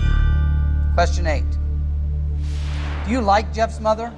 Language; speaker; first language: English; native; English